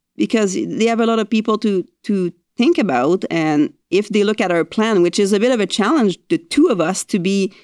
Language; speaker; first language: English; non-native, fluent; French